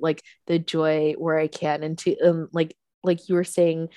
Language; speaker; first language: English; native; English